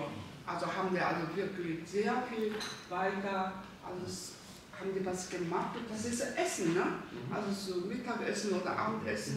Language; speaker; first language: German; non-native, learner; Korean